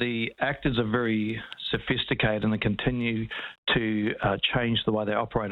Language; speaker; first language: English; native; English